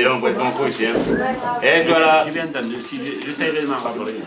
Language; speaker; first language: French; native; French